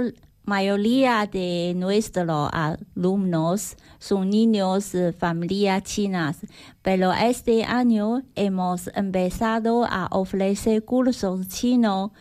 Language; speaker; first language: Spanish; non-native, learner; Chinese